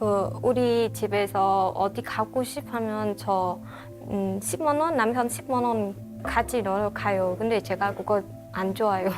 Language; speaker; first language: Korean; non-native, learner; Vietnamese